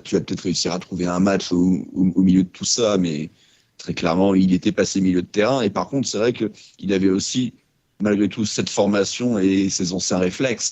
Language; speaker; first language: French; native; French